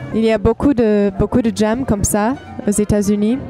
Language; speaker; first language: French; non-native, fluent; English